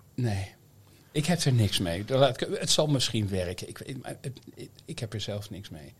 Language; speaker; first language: Dutch; native; Dutch